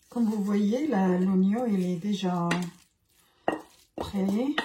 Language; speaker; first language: French; non-native, local second language; Arabic